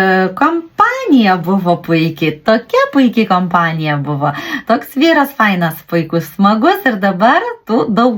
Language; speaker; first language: Lithuanian; native; Lithuanian